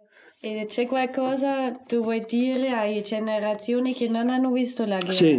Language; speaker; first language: Italian; non-native, learner; German